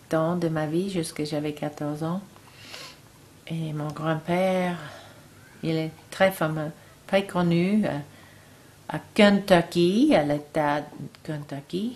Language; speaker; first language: French; non-native, learner; English